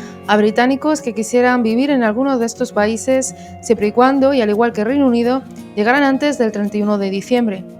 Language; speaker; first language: Spanish; native; Spanish